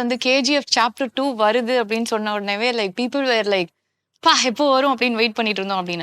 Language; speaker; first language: Tamil; native; Tamil